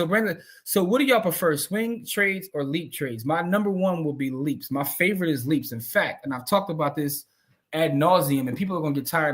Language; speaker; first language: English; native; English